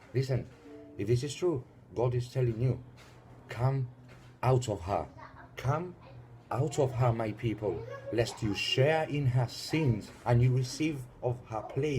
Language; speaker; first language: English; non-native, fluent; Spanish